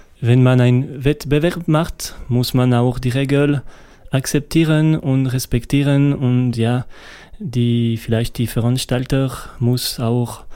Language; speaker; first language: German; non-native, local second language; French